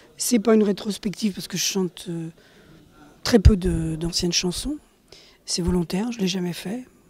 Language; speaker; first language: French; early bilingual, other home language; Spanish